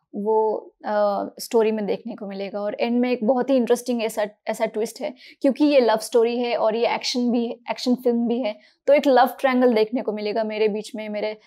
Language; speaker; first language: Hindi; non-native, local second language; Marathi